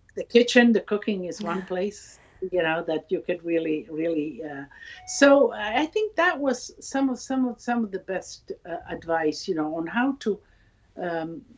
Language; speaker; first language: English; non-native, fluent; Italian